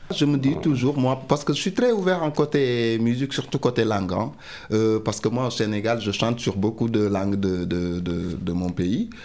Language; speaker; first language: French; non-native, local second language; Wolof